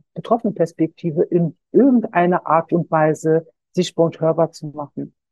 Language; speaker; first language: German; native; German